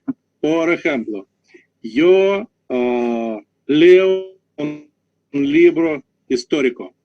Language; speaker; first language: Spanish; non-native, learner; Russian